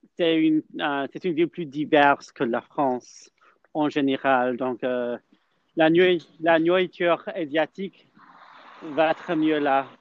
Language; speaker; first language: French; non-native, learner; English